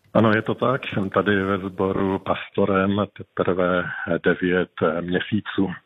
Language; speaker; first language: Czech; native; Czech